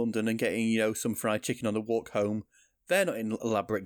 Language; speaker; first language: English; native; English